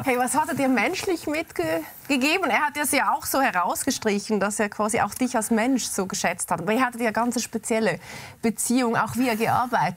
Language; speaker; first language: German; native; German